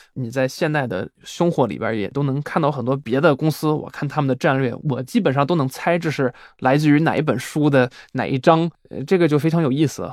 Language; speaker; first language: Chinese; non-native, fluent; Swiss German